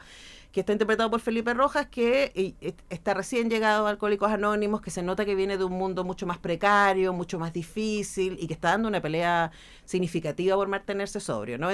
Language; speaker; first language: Spanish; native; Spanish